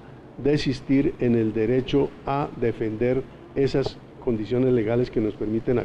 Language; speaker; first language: Spanish; native; Spanish